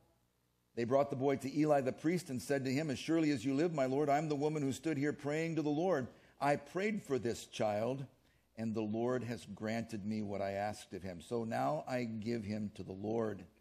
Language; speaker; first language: English; native; English